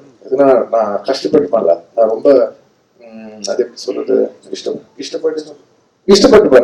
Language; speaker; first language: Tamil; non-native, local second language; Telugu